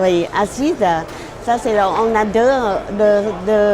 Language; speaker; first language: French; non-native, learner; Thai